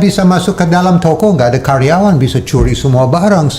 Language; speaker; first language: Indonesian; non-native, fluent; English